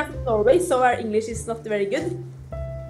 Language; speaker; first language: English; non-native, learner; Norwegian